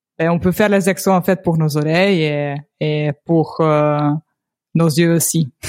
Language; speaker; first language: French; non-native, fluent; Hungarian